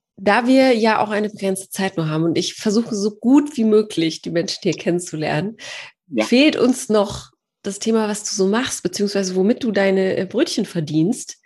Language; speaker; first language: German; early bilingual, other home language; Polish